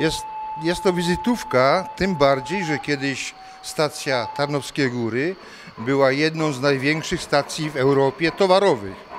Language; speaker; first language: Polish; native; Polish